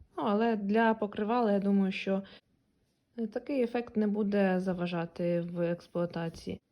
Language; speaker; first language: Ukrainian; non-native, local second language; Russian